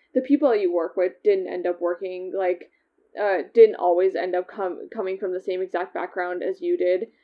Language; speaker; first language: English; native; English